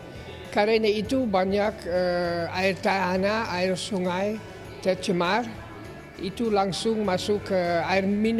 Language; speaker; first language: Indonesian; non-native, learner; English